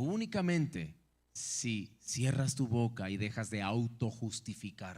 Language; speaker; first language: Spanish; native; Spanish